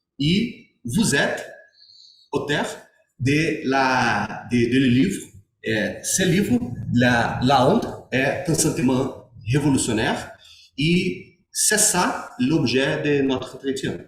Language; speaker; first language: French; non-native, learner; Portuguese